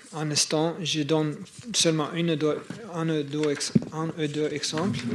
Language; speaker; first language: French; non-native, fluent; English